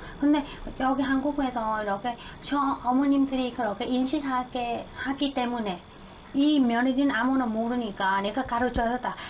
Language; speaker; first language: Korean; non-native, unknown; Vietnamese